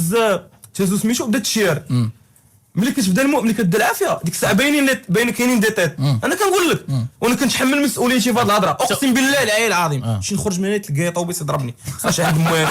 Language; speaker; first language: Arabic; native; Arabic